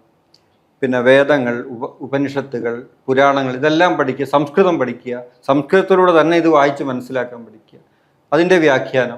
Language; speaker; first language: Malayalam; native; Malayalam